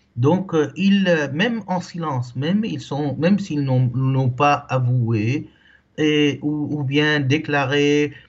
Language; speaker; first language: French; non-native, local second language; Arabic